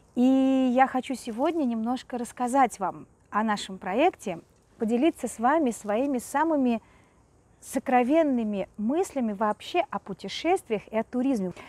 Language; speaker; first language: Russian; native; Russian